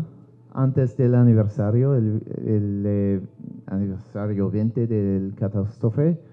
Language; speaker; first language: Spanish; non-native, learner; English